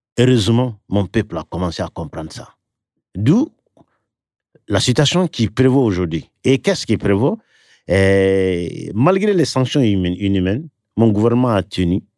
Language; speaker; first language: French; non-native, local second language; Bambara